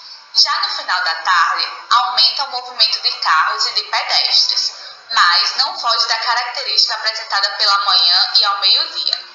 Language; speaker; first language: Portuguese; native; Portuguese